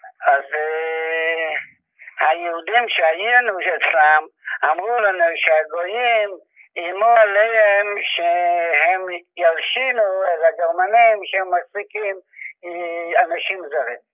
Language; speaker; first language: Hebrew; non-native, fluent; Yiddish